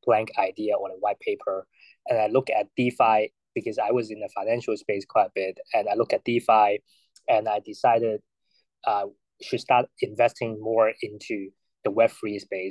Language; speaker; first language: English; non-native, local second language; Cantonese